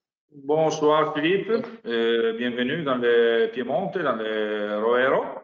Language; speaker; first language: French; non-native, learner; Italian